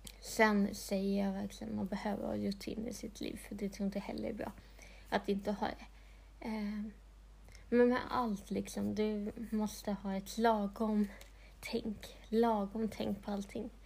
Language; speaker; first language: Swedish; non-native, local second language; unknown